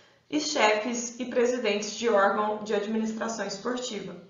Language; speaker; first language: Portuguese; native; Portuguese